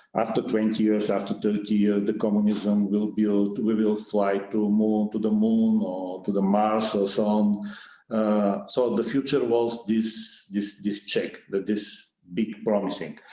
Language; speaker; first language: English; non-native, fluent; Bulgarian